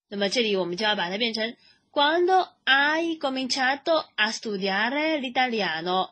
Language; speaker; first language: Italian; non-native, fluent; Chinese